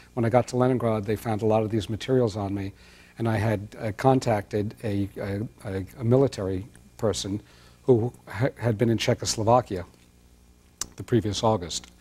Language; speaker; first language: English; native; English